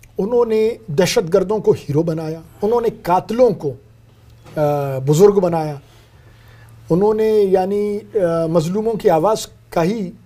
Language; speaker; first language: Urdu; non-native, local second language; Brahui